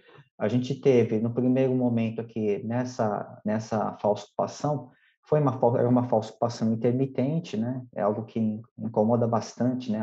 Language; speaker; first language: Portuguese; native; Portuguese